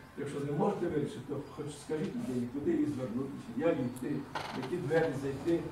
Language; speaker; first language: Ukrainian; native; Ukrainian